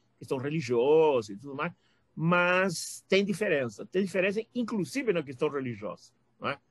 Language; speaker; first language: Portuguese; native; Portuguese